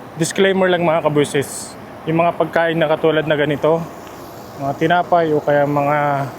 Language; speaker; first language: Filipino; non-native, local second language; Iloko